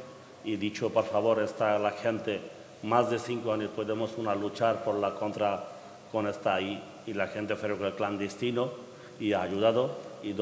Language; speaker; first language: Spanish; non-native, learner; Bangla